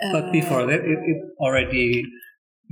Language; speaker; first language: English; non-native, learner; Indonesian